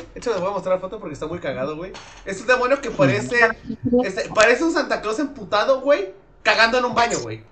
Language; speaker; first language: Spanish; native; Spanish